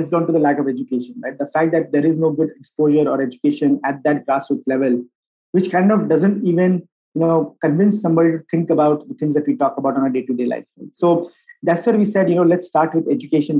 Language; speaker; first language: English; non-native, local second language; Hindi